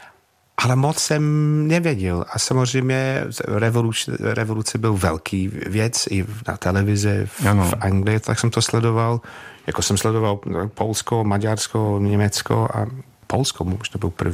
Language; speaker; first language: Czech; non-native, fluent; English